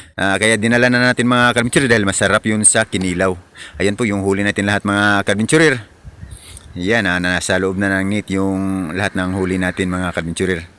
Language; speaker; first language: Filipino; non-native, local second language; Cebuano